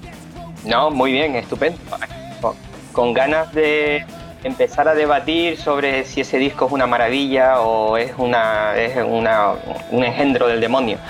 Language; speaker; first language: Spanish; native; Spanish